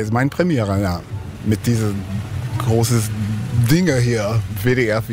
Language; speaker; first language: German; non-native, learner; English